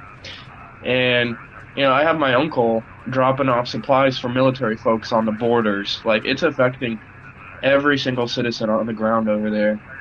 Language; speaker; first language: English; early bilingual, other home language; Russian